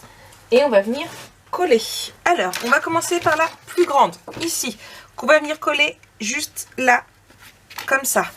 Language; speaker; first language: French; native; French